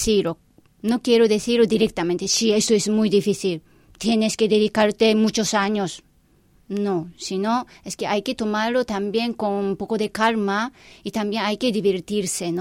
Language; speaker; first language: Spanish; non-native, fluent; Japanese